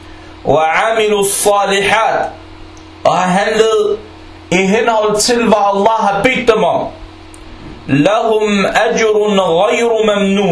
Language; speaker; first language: Danish; non-native, fluent; Arabic